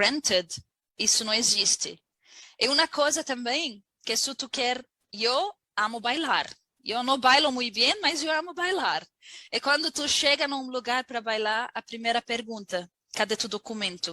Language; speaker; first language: Portuguese; non-native, learner; Arabic